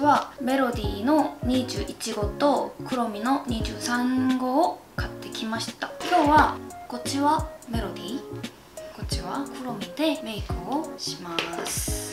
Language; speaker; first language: Japanese; non-native, learner; Korean